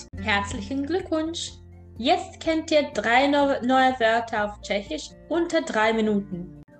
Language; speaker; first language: German; non-native, fluent; Czech